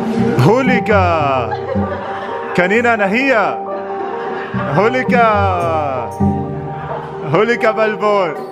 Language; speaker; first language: Filipino; non-native, learner; Arabic